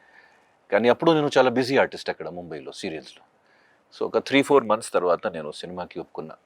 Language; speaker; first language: Telugu; non-native, local second language; Hindi